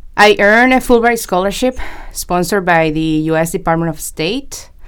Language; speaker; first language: English; non-native, fluent; Spanish